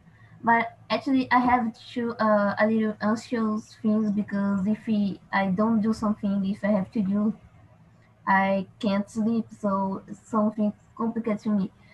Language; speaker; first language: English; non-native, learner; Portuguese